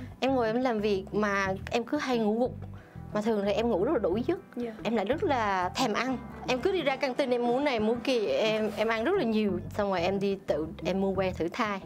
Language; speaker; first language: Vietnamese; native; Vietnamese